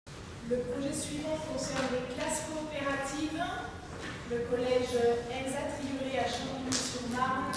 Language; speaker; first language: French; native; French